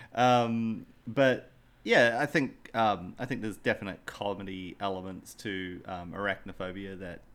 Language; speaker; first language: English; native; English